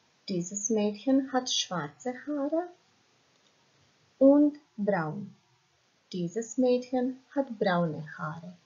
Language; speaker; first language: German; non-native, fluent; Croatian